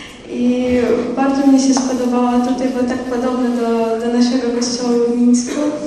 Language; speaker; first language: Polish; non-native, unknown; Russian